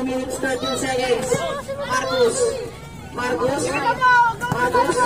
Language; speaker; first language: English; non-native, local second language; Filipino